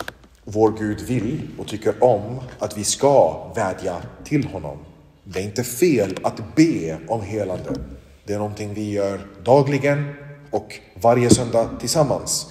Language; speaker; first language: Swedish; non-native, local second language; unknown